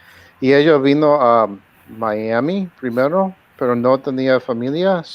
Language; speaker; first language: Spanish; early bilingual, heritage; Spanish